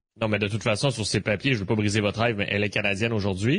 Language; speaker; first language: French; native; French